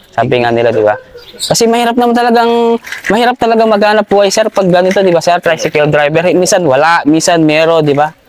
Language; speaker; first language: Filipino; native; Filipino